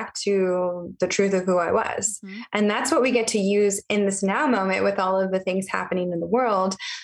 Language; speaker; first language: English; native; English